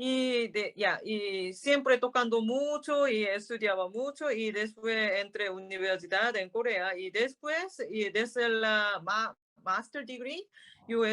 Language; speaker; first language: Spanish; non-native, learner; Korean